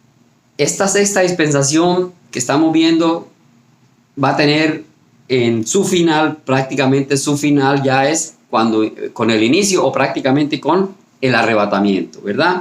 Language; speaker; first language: Spanish; native; Spanish